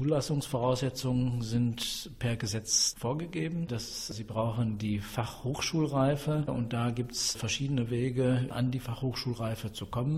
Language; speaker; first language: German; native; German